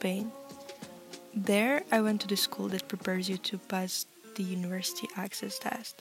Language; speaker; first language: English; non-native, fluent; Russian